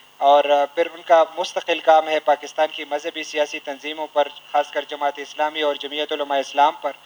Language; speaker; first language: Urdu; non-native, local second language; Pashto